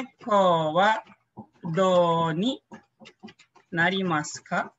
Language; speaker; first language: Japanese; non-native, fluent; Filipino